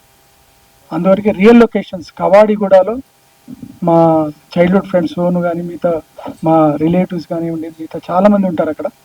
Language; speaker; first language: Telugu; native; Telugu